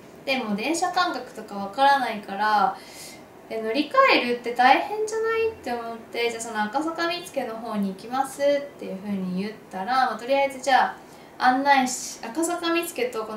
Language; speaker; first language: Japanese; native; Japanese